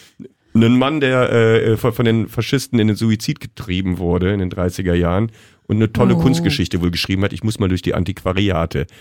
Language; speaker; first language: German; native; German